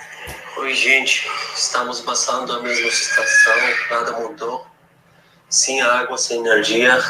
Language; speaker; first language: Portuguese; non-native, fluent; Arabic